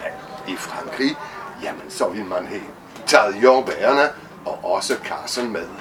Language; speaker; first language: Danish; non-native, fluent; French